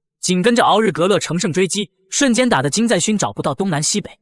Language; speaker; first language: Chinese; native; Chinese